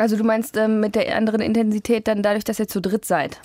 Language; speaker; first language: German; native; German